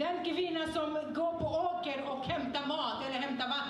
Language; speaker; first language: Swedish; non-native, fluent; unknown